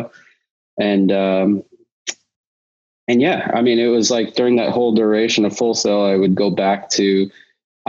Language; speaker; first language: English; native; English